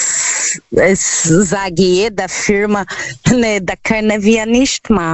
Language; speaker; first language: German; non-native, learner; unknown